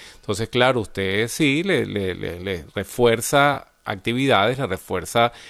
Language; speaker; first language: Spanish; native; Spanish